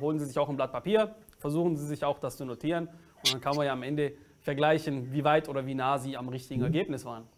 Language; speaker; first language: German; native; German